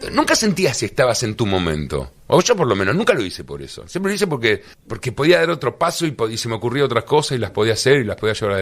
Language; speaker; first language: Spanish; native; Spanish